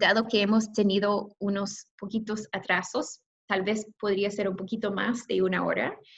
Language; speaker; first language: Spanish; non-native, fluent; English